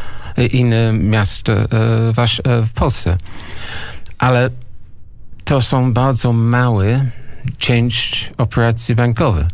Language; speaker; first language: Polish; non-native, learner; English